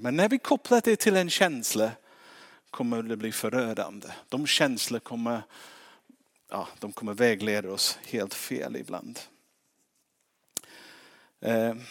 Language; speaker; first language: Swedish; non-native, fluent; English